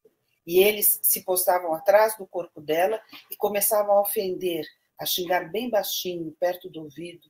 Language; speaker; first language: Portuguese; native; Portuguese